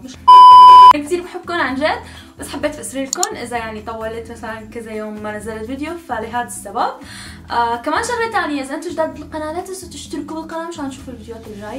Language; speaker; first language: Arabic; native; Arabic